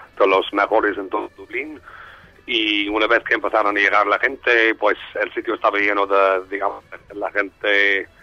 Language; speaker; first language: Spanish; non-native, fluent; English